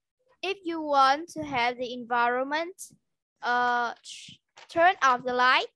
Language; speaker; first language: English; non-native, learner; Vietnamese